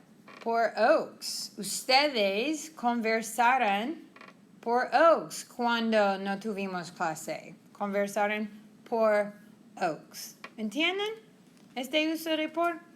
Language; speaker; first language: Spanish; non-native, fluent; English